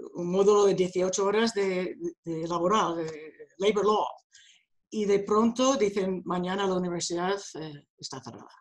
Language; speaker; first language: Spanish; non-native, fluent; English